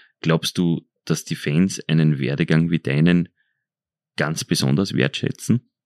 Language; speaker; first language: German; native; German